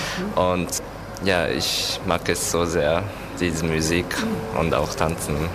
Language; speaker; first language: German; non-native, learner; Japanese